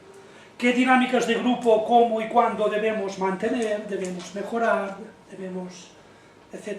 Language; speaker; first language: Spanish; native; Spanish